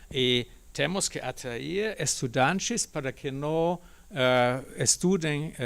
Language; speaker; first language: Portuguese; non-native, fluent; German